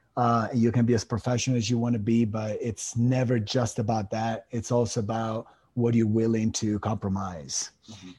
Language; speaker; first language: English; non-native, fluent; Italian